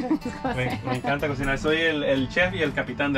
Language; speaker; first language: Spanish; native; Spanish